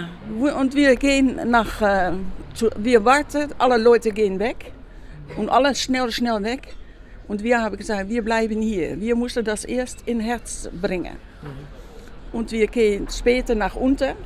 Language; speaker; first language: German; non-native, learner; Dutch